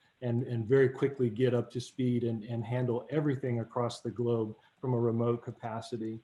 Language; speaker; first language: English; native; English